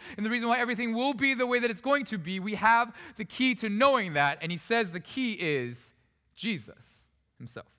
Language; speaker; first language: English; early bilingual, other home language; Korean